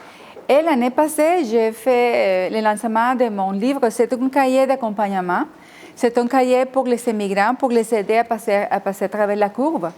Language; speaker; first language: French; non-native, fluent; Spanish